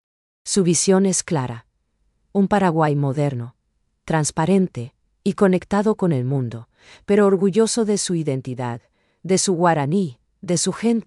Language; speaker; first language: Spanish; native; Spanish